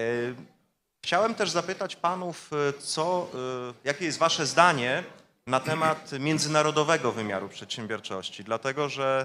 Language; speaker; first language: Polish; native; Polish